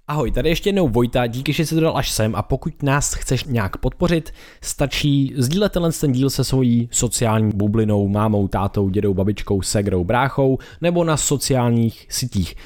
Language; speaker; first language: Czech; native; Czech